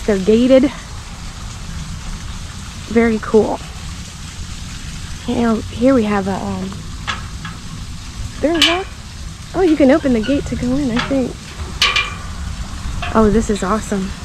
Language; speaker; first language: English; native; English